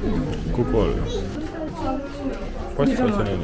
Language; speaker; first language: Japanese; non-native, learner; French